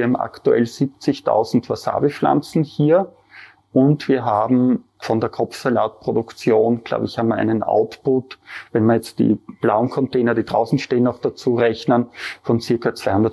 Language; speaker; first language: German; native; German